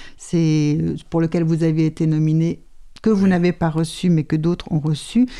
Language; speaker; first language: French; native; French